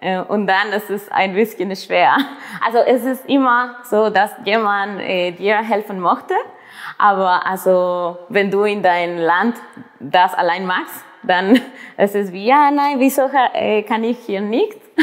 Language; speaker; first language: German; non-native, learner; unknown